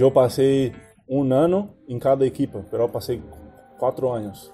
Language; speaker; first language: Spanish; non-native, learner; Portuguese